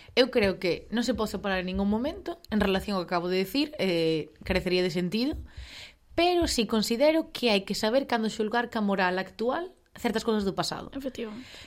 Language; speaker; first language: Galician; non-native, local second language; Spanish